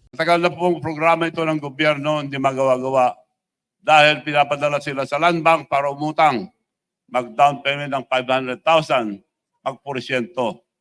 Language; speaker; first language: Filipino; non-native, local second language; Iloko